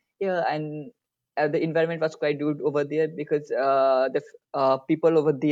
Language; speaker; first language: English; non-native, local second language; Nepali